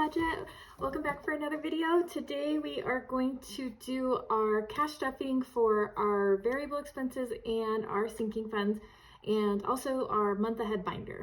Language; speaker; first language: English; native; English